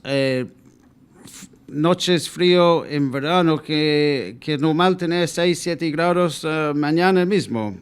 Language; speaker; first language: Spanish; non-native, fluent; English